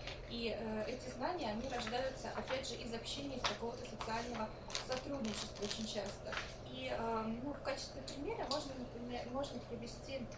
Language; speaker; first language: Russian; native; Russian